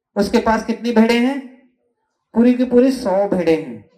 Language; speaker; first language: Hindi; non-native, local second language; Telugu